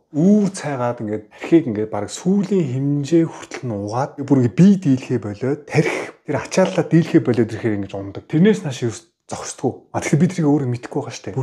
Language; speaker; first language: Mongolian; native; Mongolian